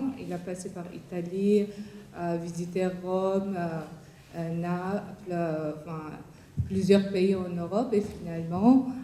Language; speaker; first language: French; non-native, fluent; Persian